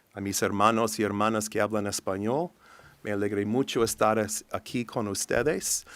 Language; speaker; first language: Spanish; non-native, learner; English